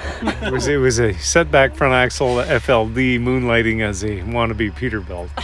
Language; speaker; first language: English; native; English